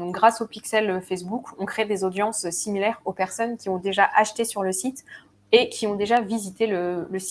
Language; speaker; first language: French; native; French